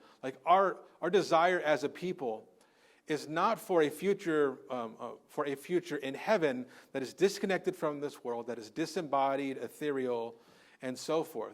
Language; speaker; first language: English; native; English